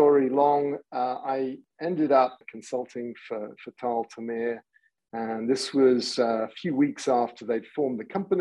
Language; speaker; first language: English; native; English